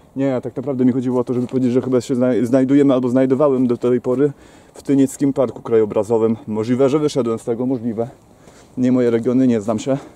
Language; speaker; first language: Polish; native; Polish